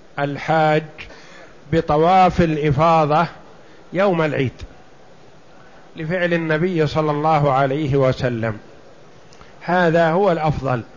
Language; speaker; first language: Arabic; native; Arabic